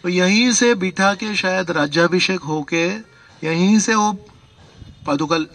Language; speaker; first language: Hindi; non-native, local second language; Marathi